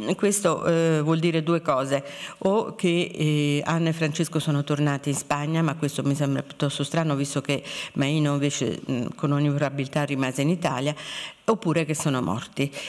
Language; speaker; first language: Italian; native; Italian